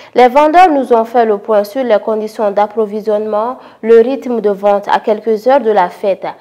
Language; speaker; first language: French; non-native, local second language; Bambara